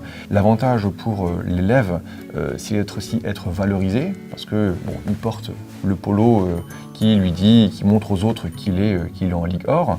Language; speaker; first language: French; native; French